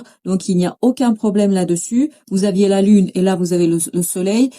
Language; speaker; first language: French; native; French